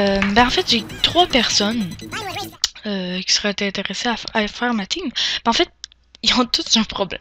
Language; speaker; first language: French; native; French